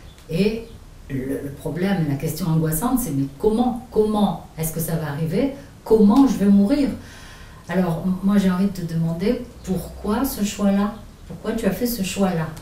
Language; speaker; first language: French; native; French